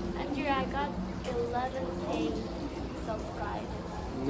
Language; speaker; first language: English; non-native, learner; Korean